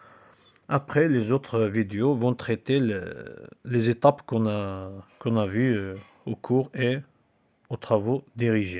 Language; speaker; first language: French; non-native, local second language; Kabyle